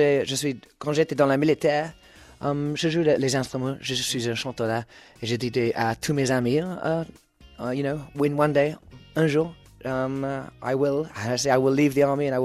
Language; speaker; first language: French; non-native, learner; English